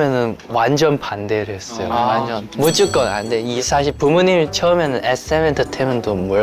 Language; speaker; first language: Korean; non-native, learner; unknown